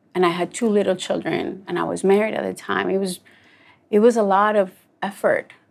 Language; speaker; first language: English; non-native, fluent; Spanish